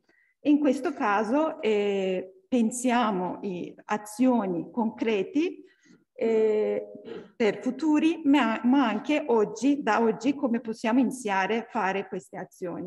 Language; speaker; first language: Italian; non-native, learner; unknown